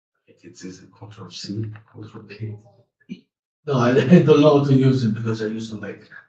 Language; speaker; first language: English; non-native, learner; Italian